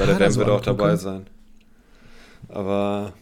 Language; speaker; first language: German; native; German